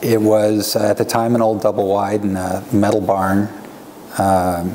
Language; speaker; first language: English; native; English